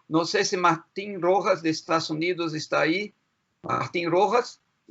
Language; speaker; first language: Spanish; non-native, fluent; Portuguese